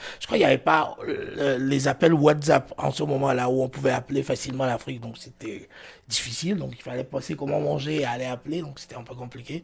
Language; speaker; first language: French; non-native, local second language; Fon